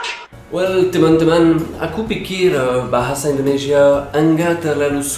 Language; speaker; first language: Indonesian; non-native, learner; French